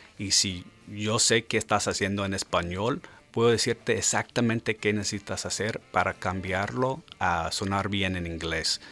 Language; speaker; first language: Spanish; non-native, fluent; English